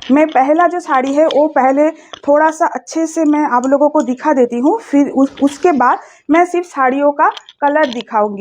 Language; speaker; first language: Hindi; non-native, local second language; Bangla